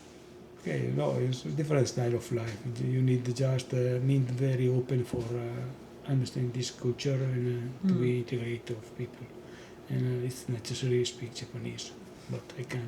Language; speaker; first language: English; non-native, learner; Italian